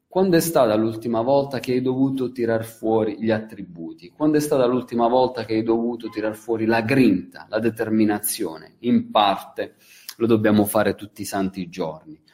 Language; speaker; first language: Italian; native; Italian